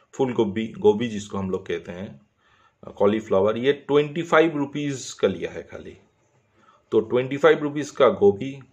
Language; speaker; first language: Hindi; non-native, local second language; Bangla